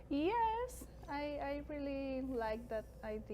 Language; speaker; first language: English; non-native, fluent; Spanish